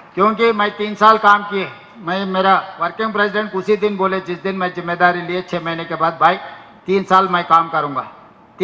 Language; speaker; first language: Hindi; non-native, local second language; Telugu